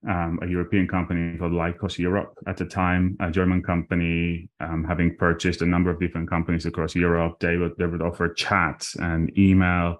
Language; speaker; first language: English; non-native, fluent; Armenian